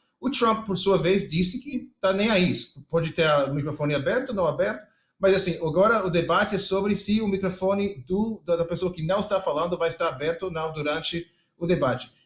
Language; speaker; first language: Portuguese; non-native, fluent; English